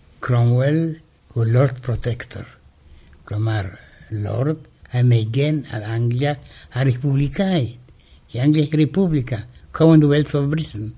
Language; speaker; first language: Hebrew; non-native, fluent; Romanian